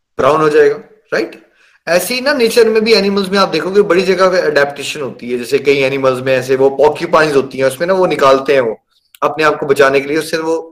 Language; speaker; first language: Hindi; native; Hindi